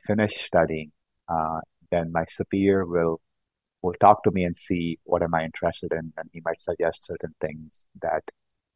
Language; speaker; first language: English; non-native, local second language; Konkani